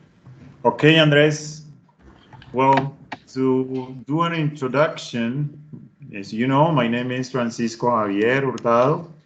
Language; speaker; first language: English; non-native, fluent; Spanish